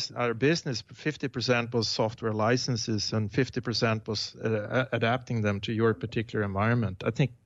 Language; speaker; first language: English; non-native, fluent; Swedish